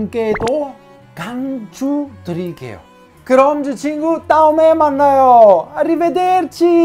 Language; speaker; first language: Korean; non-native, learner; Italian